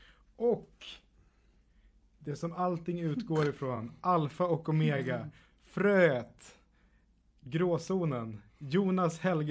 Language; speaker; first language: Swedish; native; Swedish